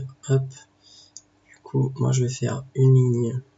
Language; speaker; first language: French; native; French